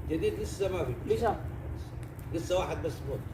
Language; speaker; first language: Arabic; non-native, learner; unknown